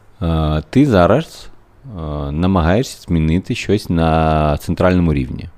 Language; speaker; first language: Ukrainian; native; Ukrainian